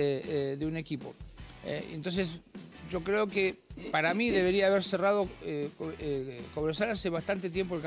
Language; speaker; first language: Spanish; native; Spanish